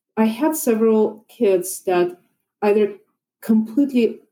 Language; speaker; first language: English; non-native, fluent; Russian